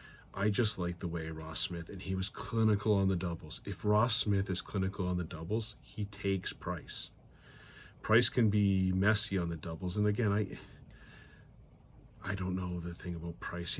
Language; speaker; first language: English; native; English